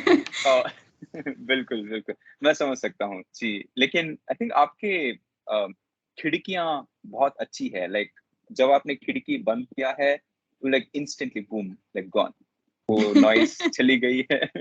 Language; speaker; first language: Hindi; non-native, local second language; Telugu